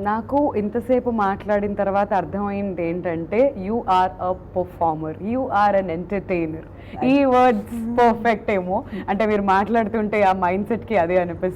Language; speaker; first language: Telugu; native; Telugu